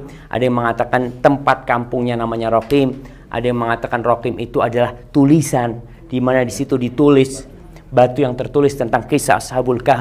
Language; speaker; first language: Indonesian; native; Indonesian